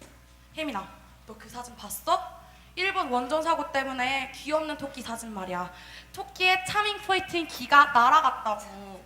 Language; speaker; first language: Korean; native; Korean